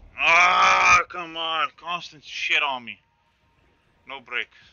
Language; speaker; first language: English; non-native, fluent; Dutch